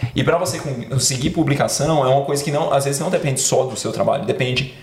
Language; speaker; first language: Portuguese; native; Portuguese